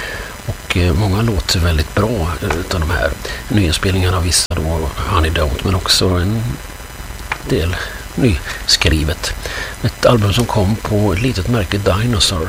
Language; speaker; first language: Swedish; native; Swedish